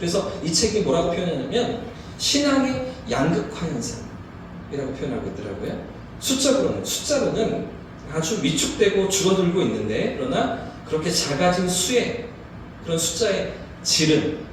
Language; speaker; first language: Korean; native; Korean